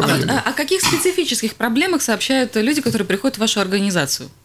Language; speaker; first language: Russian; native; Russian